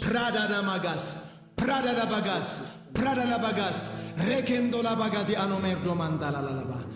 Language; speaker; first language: Amharic; native; Amharic